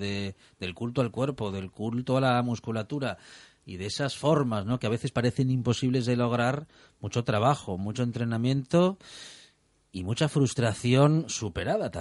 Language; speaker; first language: Spanish; native; Spanish